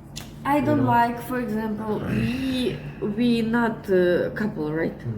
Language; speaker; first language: English; non-native, learner; Russian